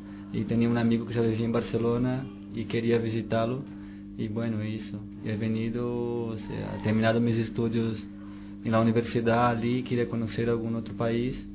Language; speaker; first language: Spanish; non-native, fluent; Portuguese